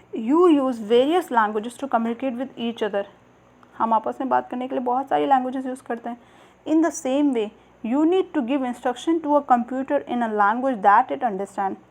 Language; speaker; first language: Hindi; native; Hindi